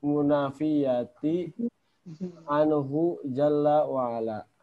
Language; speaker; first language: Arabic; non-native, learner; Indonesian